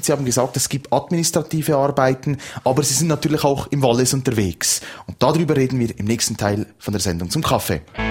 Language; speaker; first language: German; native; German